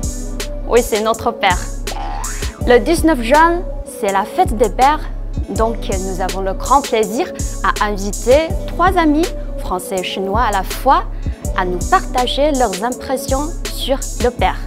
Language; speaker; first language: French; non-native, fluent; Chinese